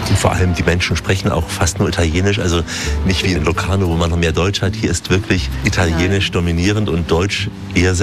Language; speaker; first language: German; native; German